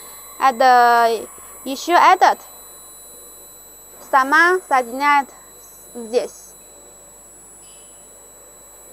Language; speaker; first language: Russian; non-native, learner; Chinese